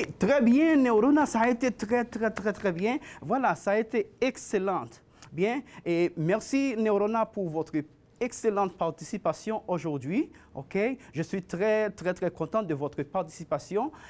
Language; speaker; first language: French; non-native, fluent; Spanish